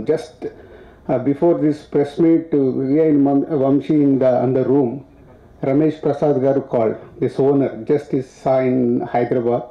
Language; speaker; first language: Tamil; non-native, learner; Telugu